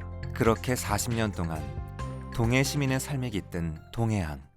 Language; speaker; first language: Korean; native; Korean